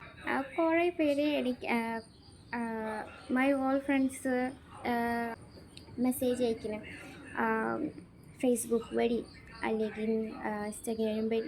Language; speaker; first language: Malayalam; non-native, local second language; Bangla